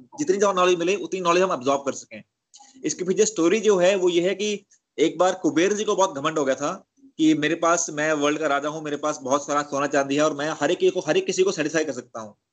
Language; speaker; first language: Hindi; native; Hindi